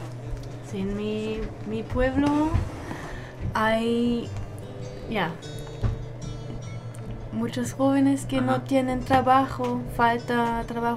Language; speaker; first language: Spanish; non-native, learner; German